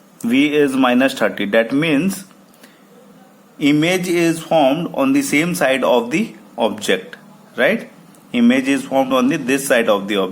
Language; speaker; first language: English; non-native, local second language; Hindi